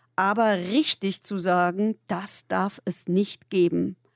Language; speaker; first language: German; native; German